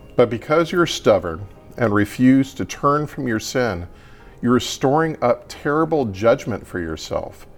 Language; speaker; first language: English; native; English